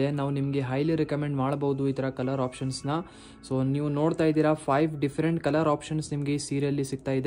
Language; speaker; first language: Kannada; native; Kannada